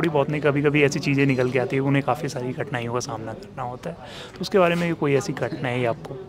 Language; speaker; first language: Hindi; native; Hindi